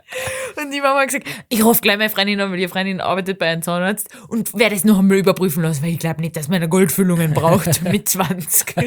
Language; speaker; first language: German; native; German